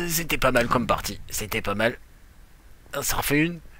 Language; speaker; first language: French; native; French